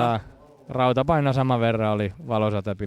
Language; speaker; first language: Finnish; native; Finnish